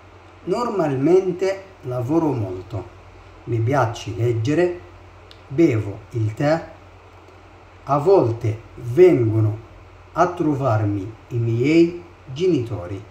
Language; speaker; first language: Italian; non-native, fluent; Arabic